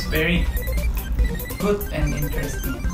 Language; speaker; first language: English; non-native, learner; Korean